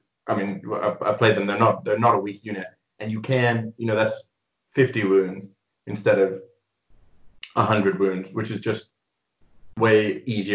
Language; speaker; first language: English; native; English